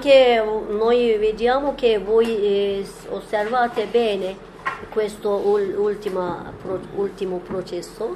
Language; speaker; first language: Italian; non-native, fluent; Turkish